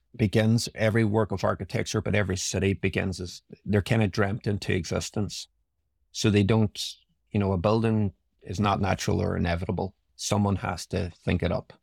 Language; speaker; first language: English; native; English